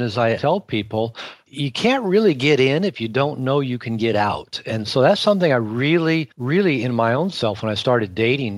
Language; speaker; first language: English; native; English